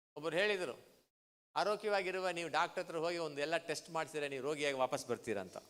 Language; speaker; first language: Kannada; non-native, local second language; Tamil